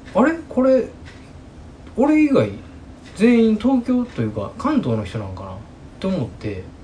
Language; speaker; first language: Japanese; native; Japanese